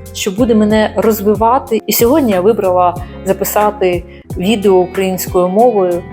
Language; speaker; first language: Ukrainian; non-native, local second language; Russian